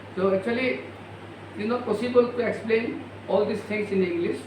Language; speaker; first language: English; non-native, local second language; Assamese